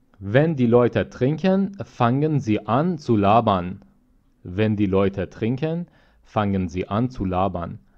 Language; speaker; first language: German; non-native, fluent; Persian